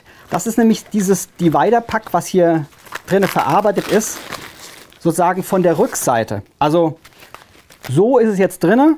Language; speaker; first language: German; native; German